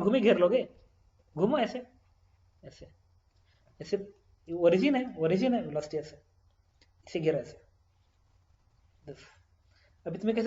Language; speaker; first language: Hindi; native; Hindi